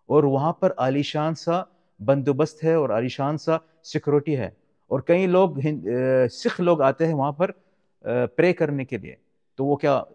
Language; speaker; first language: Urdu; non-native, fluent; Arabic